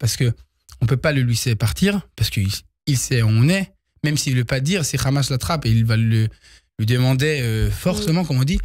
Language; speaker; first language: French; early bilingual, heritage; Hebrew